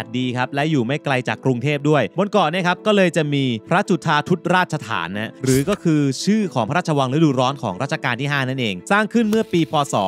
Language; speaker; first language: Thai; native; Thai